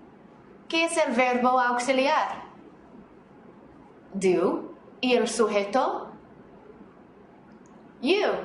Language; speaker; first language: Spanish; non-native, fluent; English